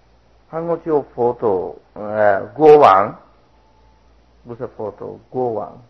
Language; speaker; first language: Chinese; non-native, fluent; Sinhala